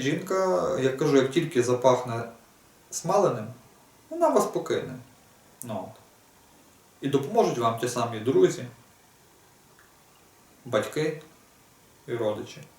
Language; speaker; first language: Ukrainian; native; Ukrainian